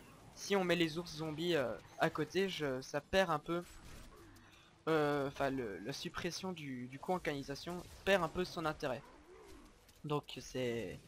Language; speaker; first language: French; native; French